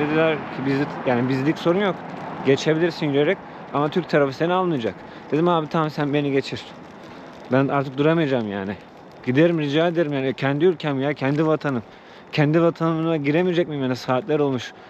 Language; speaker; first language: Turkish; native; Turkish